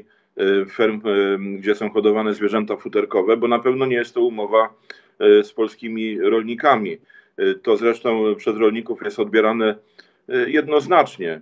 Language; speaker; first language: Polish; native; Polish